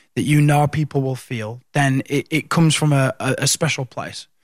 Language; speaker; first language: English; native; English